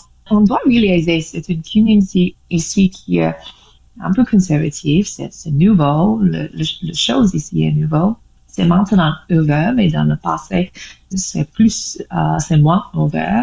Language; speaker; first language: French; non-native, learner; English